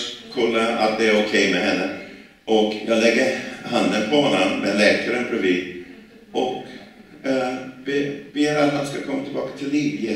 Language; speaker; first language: Swedish; non-native, fluent; English